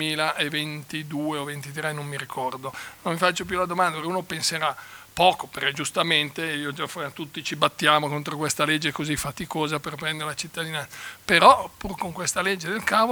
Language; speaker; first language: Italian; native; Italian